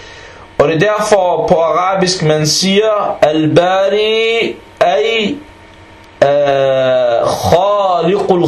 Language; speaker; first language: Danish; early bilingual, other home language; Arabic